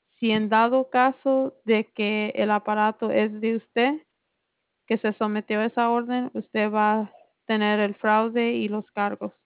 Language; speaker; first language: Spanish; early bilingual, heritage; Spanish